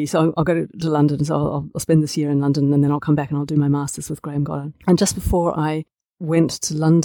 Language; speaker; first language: English; native; English